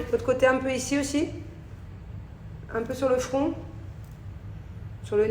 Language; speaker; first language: French; native; French